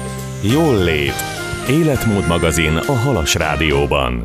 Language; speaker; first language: Hungarian; native; Hungarian